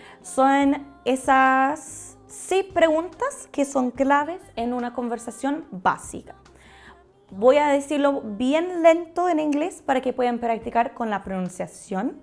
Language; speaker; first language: Spanish; non-native, fluent; English